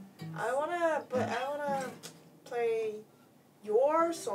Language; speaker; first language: English; non-native, learner; Korean